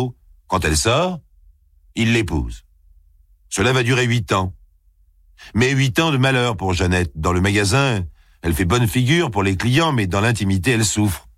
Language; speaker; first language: French; native; French